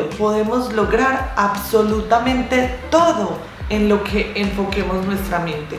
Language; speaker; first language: Spanish; native; Spanish